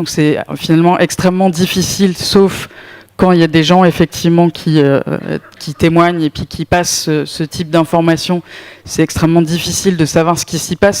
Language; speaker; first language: French; native; French